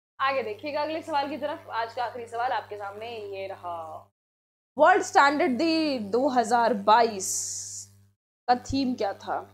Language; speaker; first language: Hindi; native; Hindi